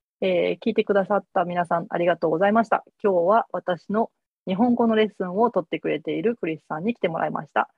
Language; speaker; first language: Japanese; native; Japanese